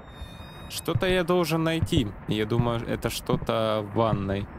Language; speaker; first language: Russian; native; Russian